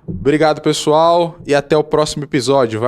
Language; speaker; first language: Portuguese; native; Portuguese